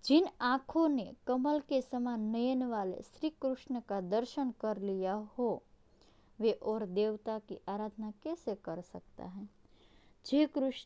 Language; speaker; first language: Hindi; non-native, local second language; Gujarati